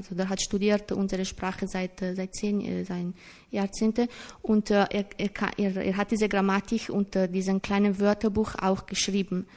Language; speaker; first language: German; non-native, learner; Italian